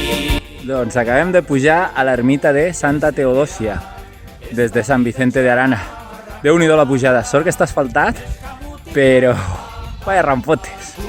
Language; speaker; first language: Catalan; native; Catalan